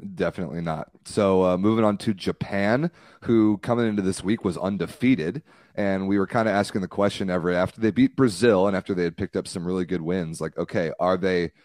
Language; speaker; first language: English; native; English